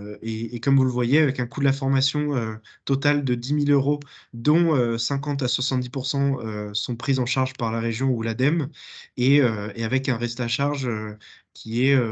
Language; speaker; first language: French; native; French